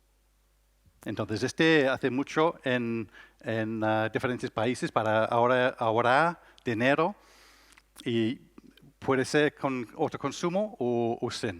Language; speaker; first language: Spanish; non-native, learner; English